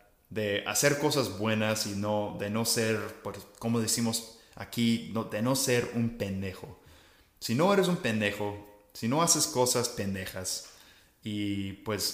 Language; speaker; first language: Spanish; non-native, fluent; English